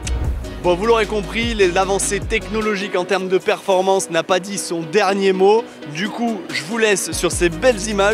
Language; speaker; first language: French; native; French